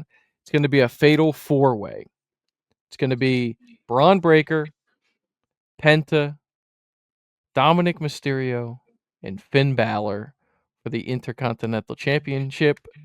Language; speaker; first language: English; native; English